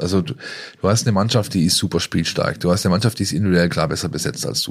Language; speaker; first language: German; native; German